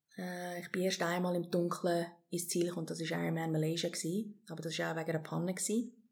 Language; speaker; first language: German; early bilingual, heritage; German